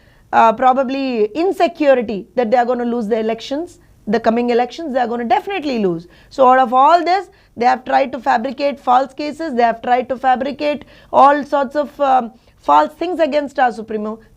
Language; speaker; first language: English; non-native, local second language; Telugu